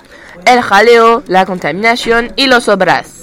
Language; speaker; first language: Spanish; non-native, learner; French